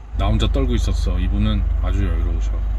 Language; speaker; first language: Korean; native; Korean